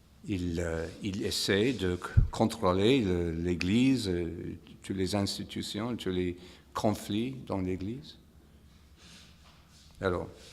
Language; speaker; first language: French; non-native, fluent; English